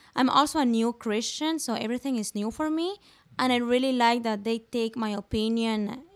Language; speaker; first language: English; non-native, fluent; Spanish